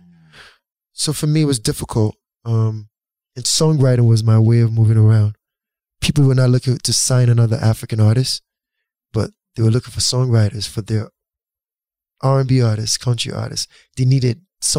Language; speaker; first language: English; non-native, local second language; Yoruba